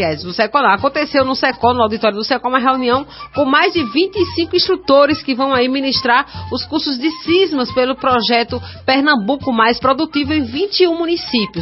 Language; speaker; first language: Portuguese; native; Portuguese